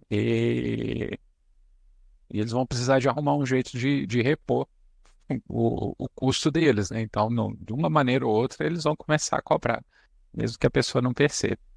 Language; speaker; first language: Portuguese; native; Portuguese